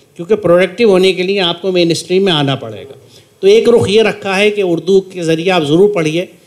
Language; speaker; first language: Urdu; native; Urdu